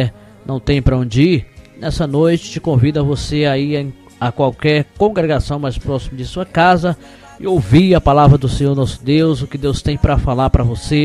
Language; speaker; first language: Portuguese; native; Portuguese